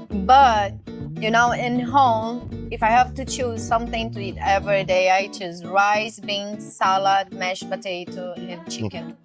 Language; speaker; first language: English; non-native, learner; Portuguese